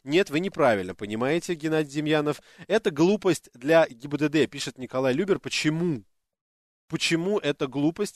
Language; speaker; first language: Russian; native; Russian